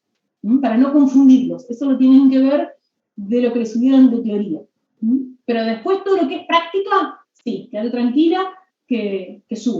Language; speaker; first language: Spanish; native; Spanish